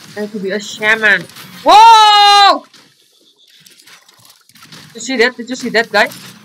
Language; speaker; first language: English; non-native, learner; Indonesian